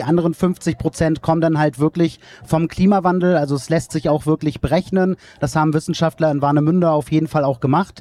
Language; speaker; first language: German; native; German